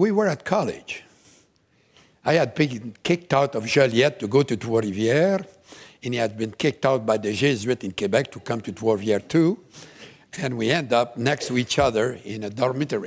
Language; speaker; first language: English; non-native, fluent; French